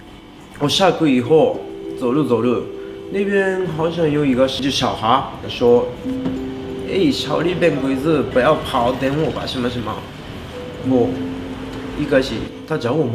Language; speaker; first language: Chinese; non-native, learner; Japanese